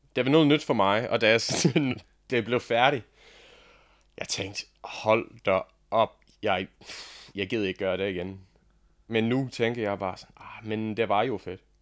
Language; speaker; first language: Danish; non-native, fluent; English